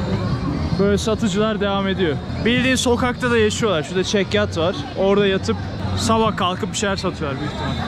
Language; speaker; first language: Turkish; native; Turkish